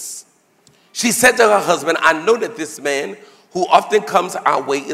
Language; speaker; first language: English; native; English